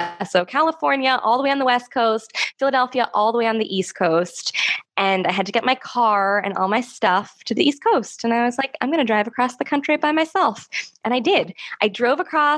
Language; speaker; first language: English; native; English